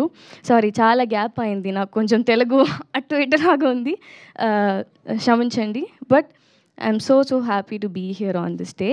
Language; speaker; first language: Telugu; non-native, learner; Tamil